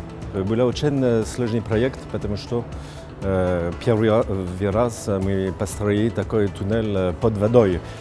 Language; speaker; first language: Russian; non-native, fluent; French